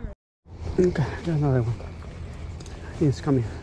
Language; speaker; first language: Spanish; early bilingual, heritage; Spanish